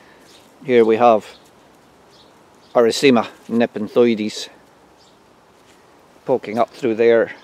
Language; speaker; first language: English; native; English